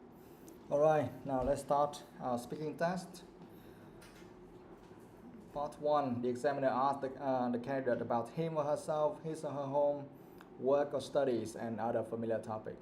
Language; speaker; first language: English; non-native, fluent; Vietnamese